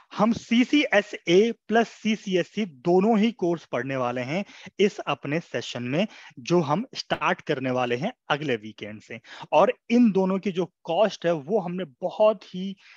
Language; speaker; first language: Hindi; native; Hindi